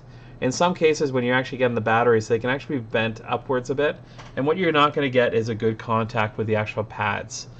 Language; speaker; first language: English; native; English